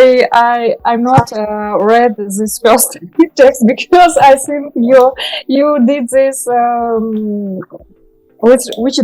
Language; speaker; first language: English; non-native, learner; Russian